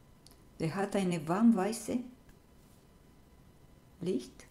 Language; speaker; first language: German; non-native, fluent; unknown